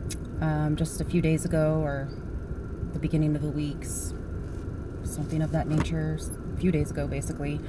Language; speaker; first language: English; native; English